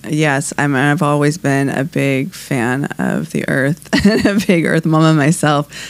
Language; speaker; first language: English; native; English